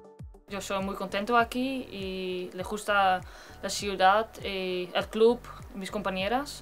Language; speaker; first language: Spanish; non-native, learner; Dutch